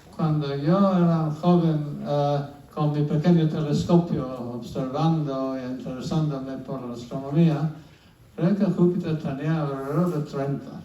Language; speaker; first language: Spanish; non-native, fluent; English